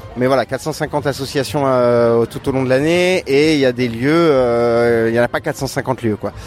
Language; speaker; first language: French; native; French